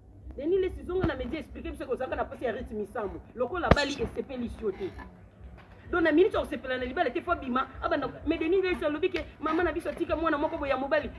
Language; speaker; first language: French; non-native, local second language; Lingala